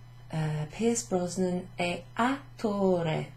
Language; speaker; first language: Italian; non-native, fluent; English